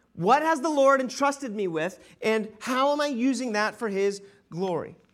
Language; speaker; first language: English; native; English